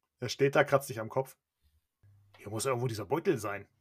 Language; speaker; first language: German; native; German